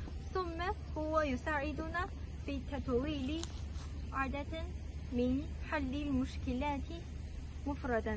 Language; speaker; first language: Arabic; non-native, learner; Chinese